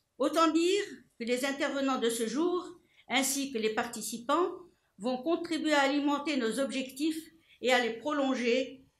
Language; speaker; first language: French; non-native, local second language; Arabic